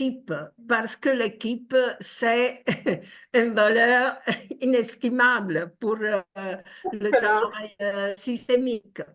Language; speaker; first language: French; non-native, fluent; Italian